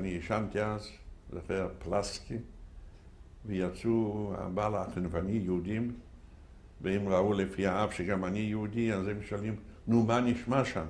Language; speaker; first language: Hebrew; non-native, fluent; Yiddish